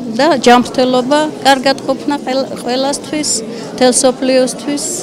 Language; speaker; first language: Georgian; non-native, local second language; Armenian